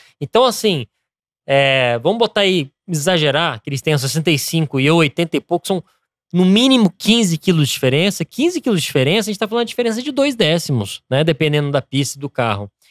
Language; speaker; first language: Portuguese; early bilingual, other home language; English